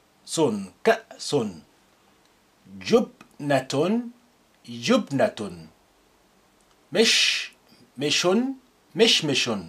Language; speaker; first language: Arabic; non-native, fluent; English